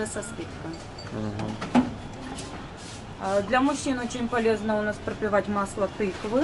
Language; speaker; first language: Russian; native; Russian